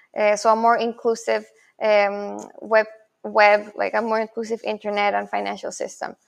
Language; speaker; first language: English; non-native, fluent; Spanish